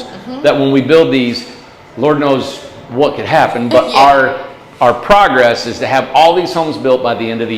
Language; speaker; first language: English; native; English